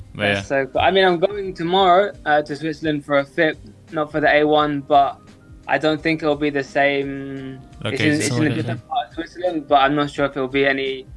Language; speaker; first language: English; native; English